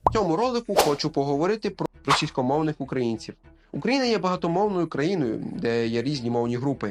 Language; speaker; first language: Ukrainian; non-native, local second language; Russian